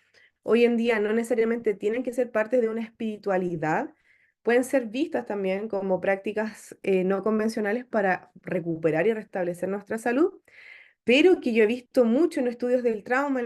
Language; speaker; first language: Spanish; native; Spanish